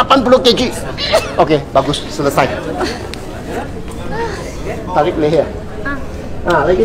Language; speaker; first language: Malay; non-native, local second language; Cantonese